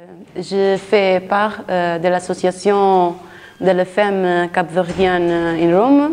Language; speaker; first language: French; non-native, fluent; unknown